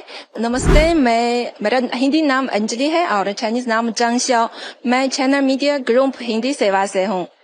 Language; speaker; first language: Hindi; non-native, fluent; Chinese